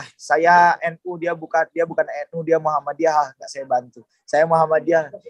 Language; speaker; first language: Indonesian; native; Indonesian